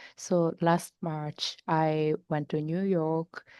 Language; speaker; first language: English; non-native, fluent; Japanese